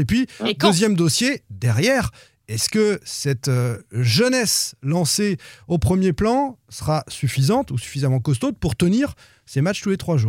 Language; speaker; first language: French; native; French